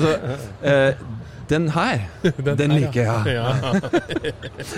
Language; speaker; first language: Norwegian; non-native, fluent; Polish